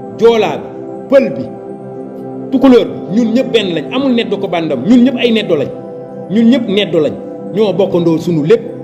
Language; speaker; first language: Wolof; native; Wolof